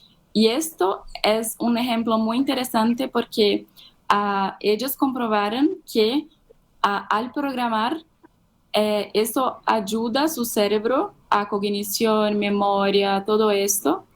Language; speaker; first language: Spanish; non-native, fluent; Portuguese